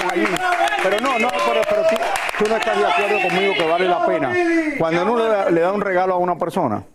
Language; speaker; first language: Spanish; native; Spanish